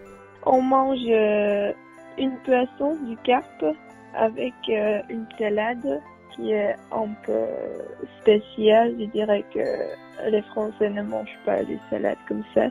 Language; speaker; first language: French; non-native, learner; Czech